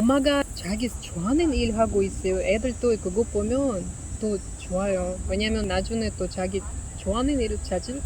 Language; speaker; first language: Korean; non-native, learner; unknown